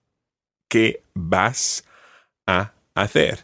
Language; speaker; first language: Spanish; non-native, fluent; English